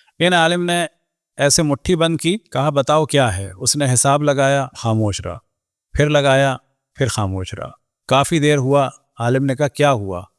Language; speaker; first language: Urdu; native; Urdu